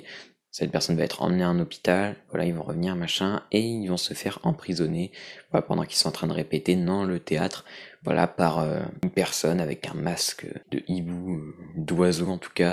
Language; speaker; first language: French; native; French